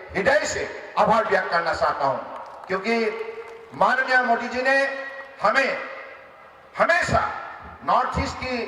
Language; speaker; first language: Hindi; non-native, local second language; Assamese